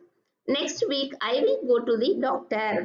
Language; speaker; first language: English; non-native, local second language; Tamil